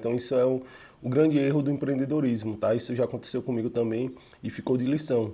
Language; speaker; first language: Portuguese; native; Portuguese